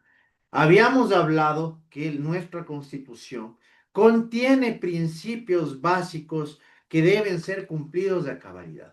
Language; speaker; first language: Spanish; native; Spanish